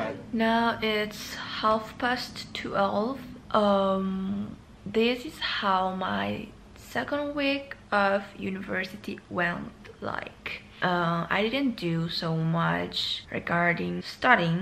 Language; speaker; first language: English; non-native, fluent; Chinese